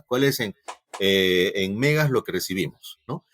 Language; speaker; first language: Spanish; native; Spanish